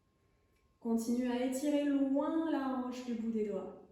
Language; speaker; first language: French; native; French